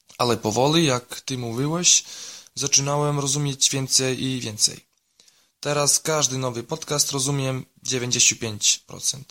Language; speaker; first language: Polish; non-native, learner; Serbian